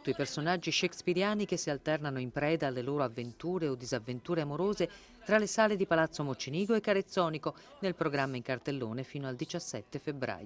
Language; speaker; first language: Italian; native; Italian